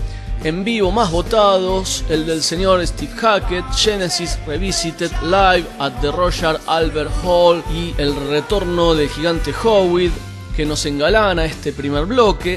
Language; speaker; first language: Spanish; native; Spanish